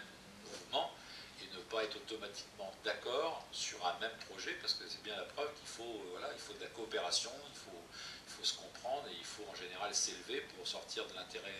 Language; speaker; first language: French; native; French